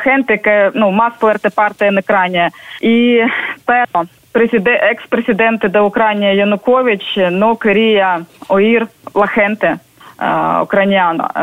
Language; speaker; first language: Spanish; non-native, learner; Ukrainian